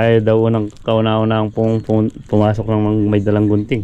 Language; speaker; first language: Filipino; native; Filipino